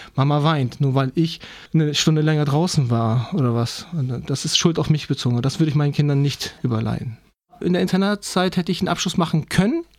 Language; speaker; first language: German; non-native, fluent; Turkish